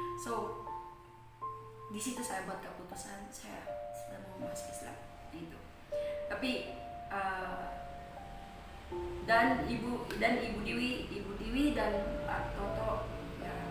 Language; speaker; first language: Indonesian; non-native, fluent; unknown